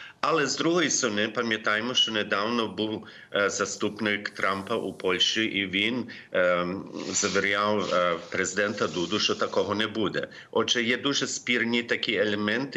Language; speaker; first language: Ukrainian; early bilingual, heritage; Ukrainian